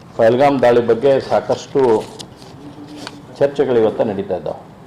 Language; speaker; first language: Kannada; native; Kannada